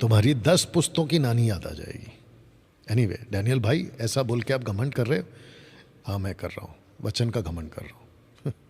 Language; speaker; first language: Hindi; non-native, local second language; Telugu